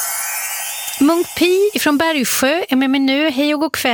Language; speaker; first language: Swedish; native; Swedish